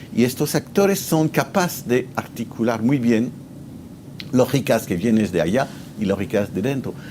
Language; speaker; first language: Spanish; non-native, fluent; French